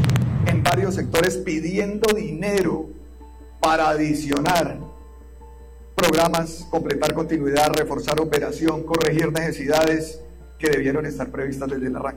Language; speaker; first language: Spanish; native; Spanish